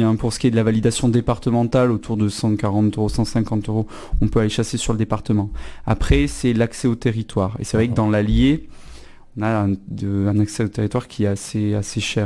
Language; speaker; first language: French; native; French